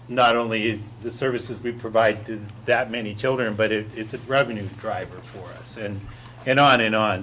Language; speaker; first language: English; native; English